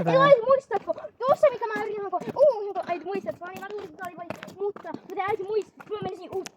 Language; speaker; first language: Finnish; early bilingual, other home language; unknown